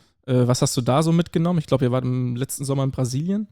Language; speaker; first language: German; native; German